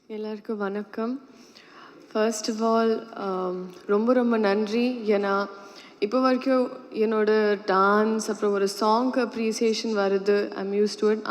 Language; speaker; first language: Tamil; non-native, fluent; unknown